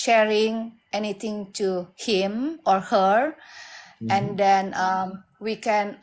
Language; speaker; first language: English; non-native, learner; Indonesian